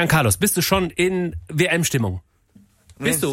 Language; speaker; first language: German; native; German